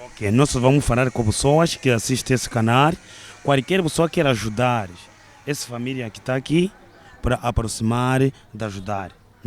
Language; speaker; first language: Portuguese; non-native, learner; Kinyarwanda